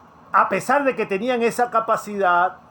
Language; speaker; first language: Spanish; native; Spanish